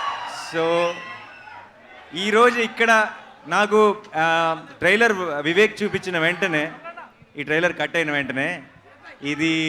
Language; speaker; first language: Telugu; native; Telugu